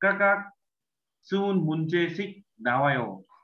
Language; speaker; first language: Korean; non-native, fluent; Vietnamese